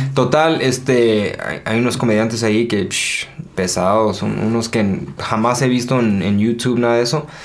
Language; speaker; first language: Spanish; early bilingual, heritage; Spanish